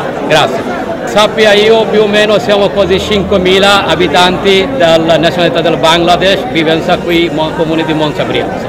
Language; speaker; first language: Italian; non-native, learner; Bangla